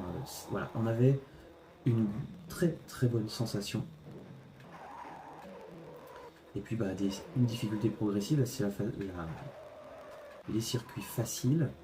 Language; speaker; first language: French; native; French